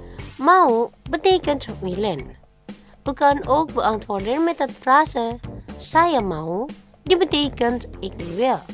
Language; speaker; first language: Dutch; non-native, learner; Indonesian